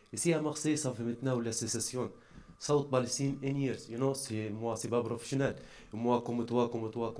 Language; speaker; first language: French; non-native, learner; Arabic